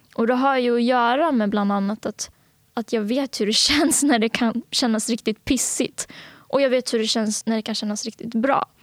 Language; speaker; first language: Swedish; early bilingual, other home language; Bangla